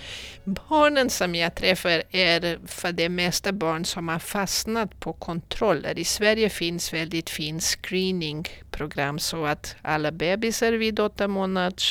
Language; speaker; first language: Swedish; non-native, fluent; Portuguese